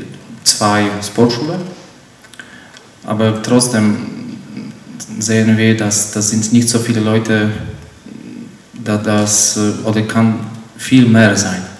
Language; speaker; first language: German; non-native, learner; Polish